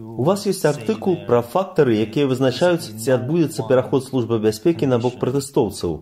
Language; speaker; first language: Belarusian; native; Belarusian